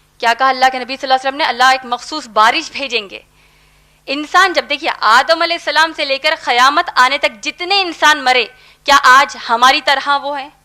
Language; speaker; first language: Urdu; native; Urdu